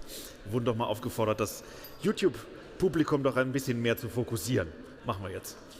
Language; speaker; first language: German; native; German